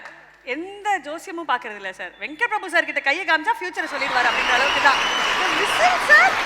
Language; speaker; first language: Tamil; native; Tamil